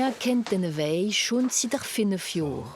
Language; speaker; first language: German; non-native, local second language; French